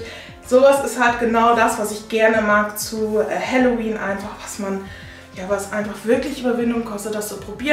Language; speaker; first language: German; native; German